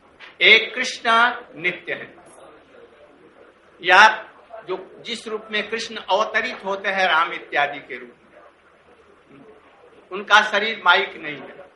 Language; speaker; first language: Hindi; native; Hindi